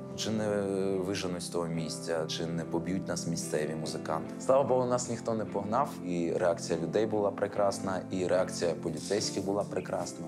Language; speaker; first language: Ukrainian; non-native, local second language; Crimean Tatar